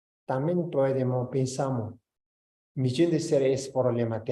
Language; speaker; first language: Spanish; non-native, learner; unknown